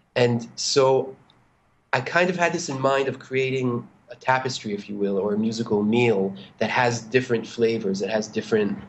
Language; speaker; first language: English; non-native, fluent; Hebrew